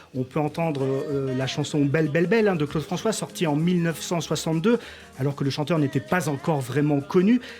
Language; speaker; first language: French; native; French